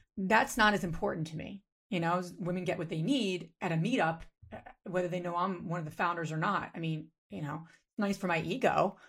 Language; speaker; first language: English; native; English